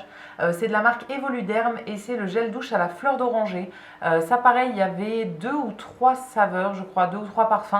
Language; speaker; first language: French; native; French